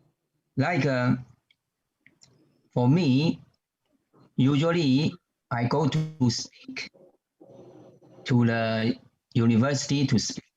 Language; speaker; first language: English; non-native, learner; Chinese